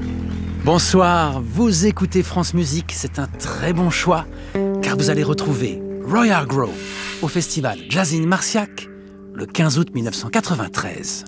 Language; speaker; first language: French; native; French